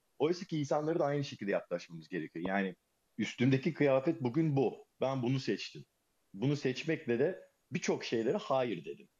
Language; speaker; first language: Turkish; early bilingual, heritage; Turkish